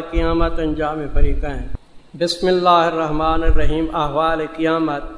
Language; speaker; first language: Urdu; non-native, local second language; Saraiki